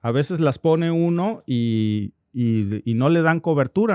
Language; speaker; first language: Spanish; native; Spanish